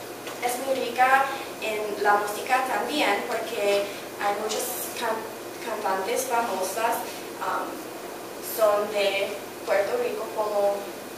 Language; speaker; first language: Spanish; non-native, learner; English